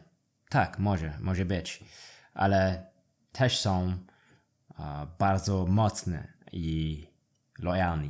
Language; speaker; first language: Polish; non-native, learner; English